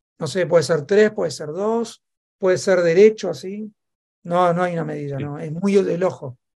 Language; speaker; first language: Spanish; native; Spanish